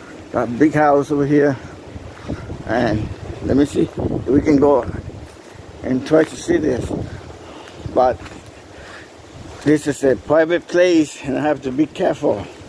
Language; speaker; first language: English; non-native, fluent; Spanish